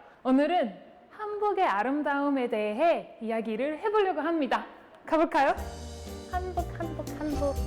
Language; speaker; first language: Korean; non-native, fluent; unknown